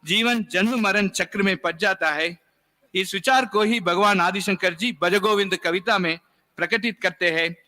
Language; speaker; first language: Hindi; non-native, local second language; Tamil